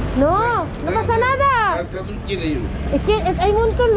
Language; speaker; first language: Spanish; non-native, learner; Filipino